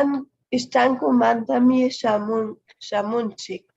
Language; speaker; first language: Spanish; non-native, fluent; German